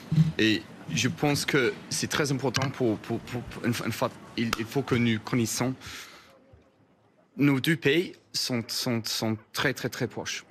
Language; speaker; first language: French; non-native, fluent; English